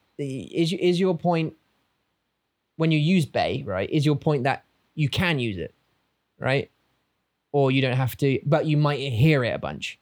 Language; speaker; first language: English; native; English